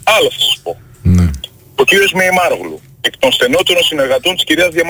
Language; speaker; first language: Greek; native; Greek